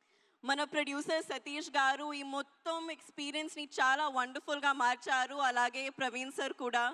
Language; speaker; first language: Telugu; non-native, learner; Hindi